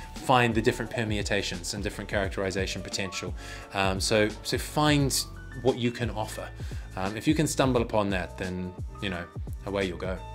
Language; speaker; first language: English; native; English